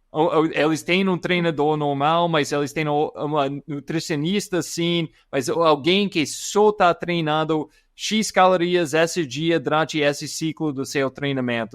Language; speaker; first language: Portuguese; non-native, fluent; English